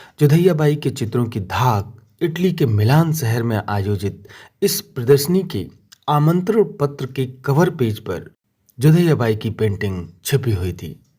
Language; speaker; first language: Hindi; native; Hindi